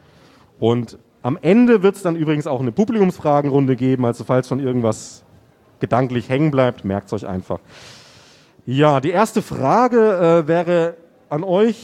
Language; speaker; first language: German; native; German